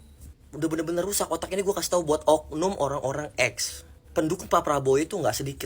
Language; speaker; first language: Indonesian; native; Indonesian